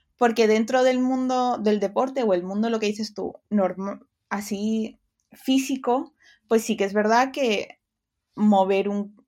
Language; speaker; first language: Spanish; early bilingual, other home language; English